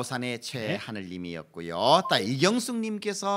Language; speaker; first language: Korean; native; Korean